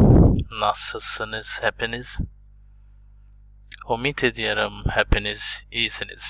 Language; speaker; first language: Turkish; non-native, learner; Bangla